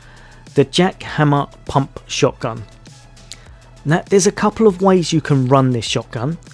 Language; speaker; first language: English; native; English